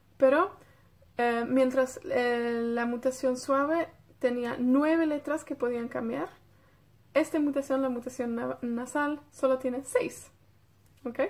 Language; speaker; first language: Spanish; non-native, fluent; Welsh